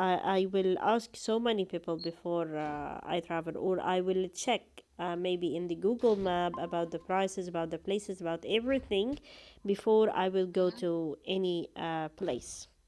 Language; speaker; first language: English; non-native, fluent; Arabic